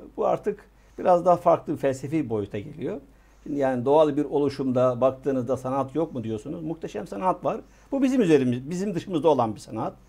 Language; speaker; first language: Turkish; native; Turkish